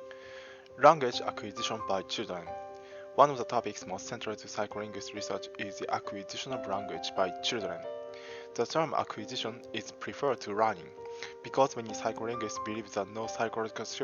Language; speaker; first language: English; non-native, fluent; Japanese